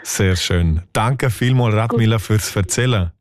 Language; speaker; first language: German; native; German